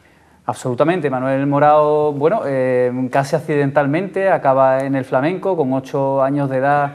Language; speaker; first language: Spanish; native; Spanish